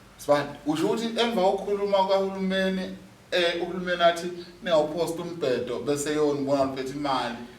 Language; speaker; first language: Zulu; native; Zulu